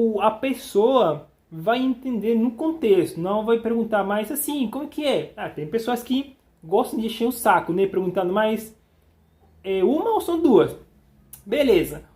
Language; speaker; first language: Portuguese; non-native, fluent; Spanish